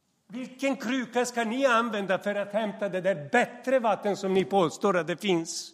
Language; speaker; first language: Swedish; non-native, fluent; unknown